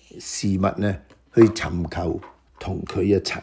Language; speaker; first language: Chinese; non-native, local second language; Cantonese